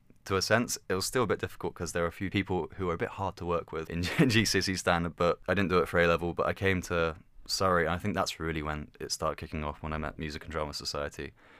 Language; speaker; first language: English; native; English